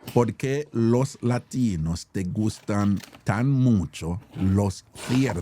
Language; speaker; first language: Spanish; non-native, learner; English